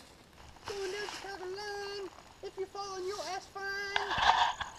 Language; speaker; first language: English; native; English